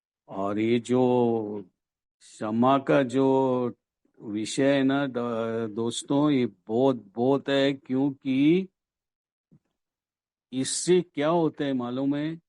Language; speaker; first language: Hindi; non-native, local second language; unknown